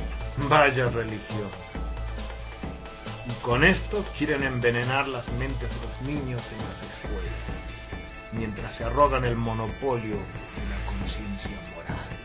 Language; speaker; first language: Spanish; native; Spanish